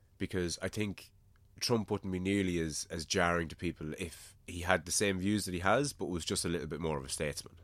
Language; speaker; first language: English; native; English